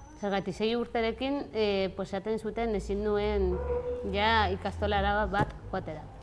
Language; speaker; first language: Basque; early bilingual, other home language; Spanish